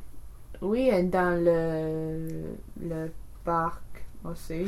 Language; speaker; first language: French; non-native, learner; English